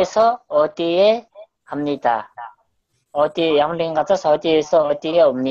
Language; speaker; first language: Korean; non-native, fluent; Mongolian